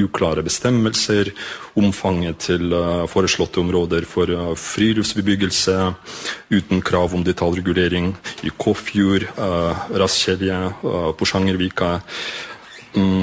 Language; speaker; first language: Norwegian; non-native, fluent; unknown